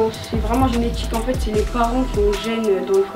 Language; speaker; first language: French; native; French